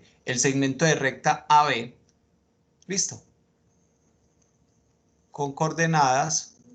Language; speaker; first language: Spanish; native; Spanish